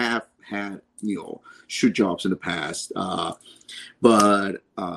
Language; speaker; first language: English; native; English